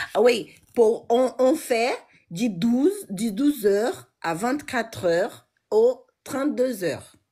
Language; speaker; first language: French; non-native, learner; Portuguese